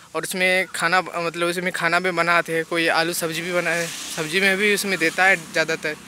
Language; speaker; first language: Hindi; non-native, local second language; Bangla